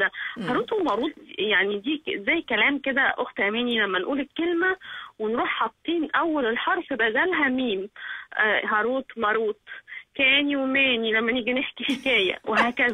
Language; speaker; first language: Arabic; native; Arabic